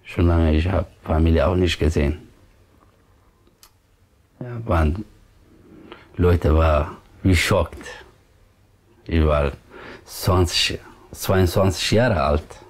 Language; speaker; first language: German; non-native, learner; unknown